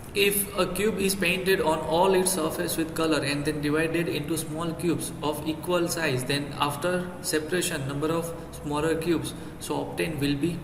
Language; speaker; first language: English; non-native, local second language; Gujarati